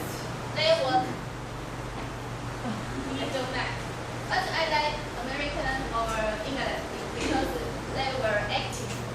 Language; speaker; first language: English; non-native, learner; Chinese